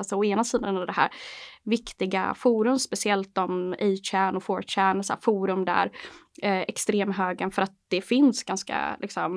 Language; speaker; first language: Swedish; native; Swedish